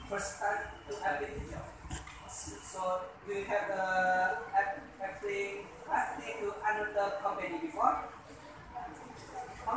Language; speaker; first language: English; non-native, learner; Indonesian